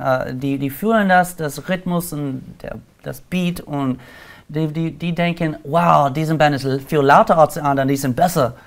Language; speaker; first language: German; non-native, learner; English